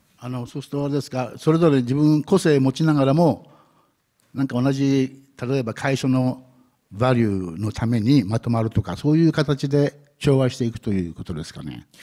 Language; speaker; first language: Japanese; native; Japanese